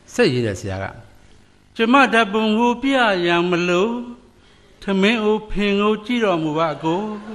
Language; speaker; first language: Burmese; native; Burmese